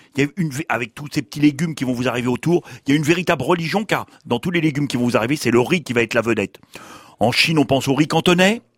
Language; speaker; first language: French; native; French